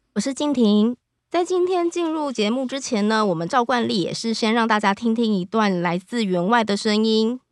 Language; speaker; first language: Chinese; native; Chinese